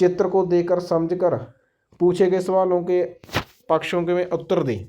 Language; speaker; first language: Hindi; non-native, local second language; Punjabi